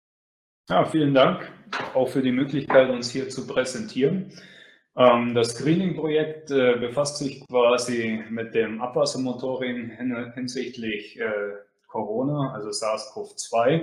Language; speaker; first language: German; native; German